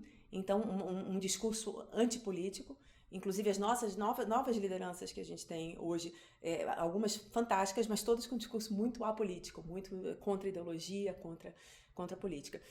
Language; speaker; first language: Portuguese; native; Portuguese